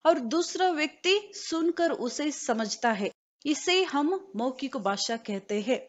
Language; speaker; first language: Hindi; non-native, local second language; Kannada